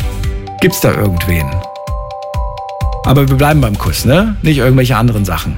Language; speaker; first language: German; native; German